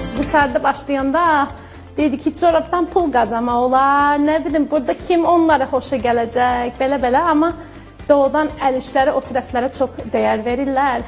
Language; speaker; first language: Azerbaijani; non-native, fluent; English